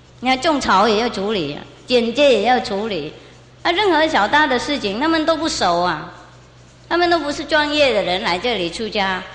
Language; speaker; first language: Chinese; non-native, fluent; Vietnamese